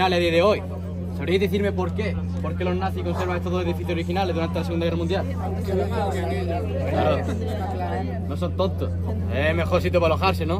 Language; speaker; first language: Spanish; native; Spanish